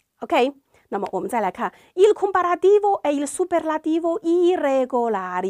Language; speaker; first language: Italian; non-native, learner; Chinese